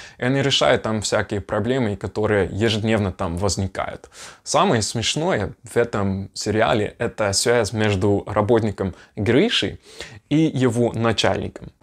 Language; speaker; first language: Russian; non-native, fluent; Dutch